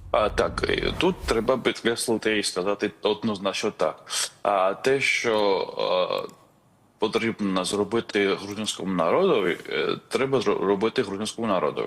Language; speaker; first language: Ukrainian; non-native, fluent; Georgian